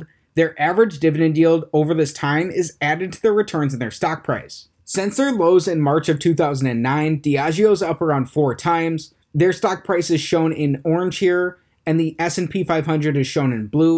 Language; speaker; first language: English; native; English